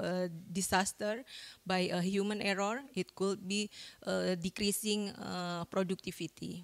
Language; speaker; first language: English; non-native, fluent; Indonesian